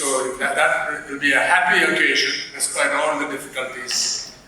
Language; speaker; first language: English; non-native, local second language; Tamil